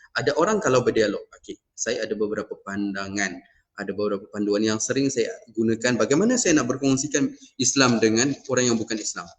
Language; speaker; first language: Malay; non-native, local second language; Iban